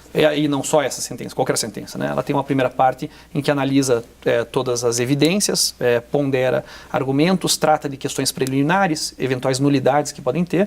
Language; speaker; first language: Portuguese; native; Portuguese